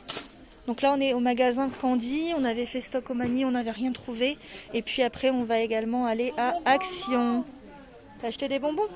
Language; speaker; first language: French; native; French